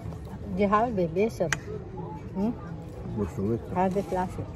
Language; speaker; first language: German; non-native, learner; Filipino